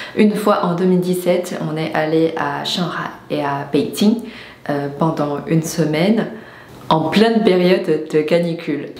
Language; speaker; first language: French; non-native, fluent; Chinese